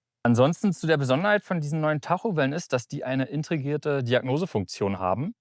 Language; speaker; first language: German; native; German